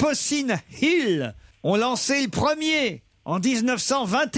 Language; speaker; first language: French; native; French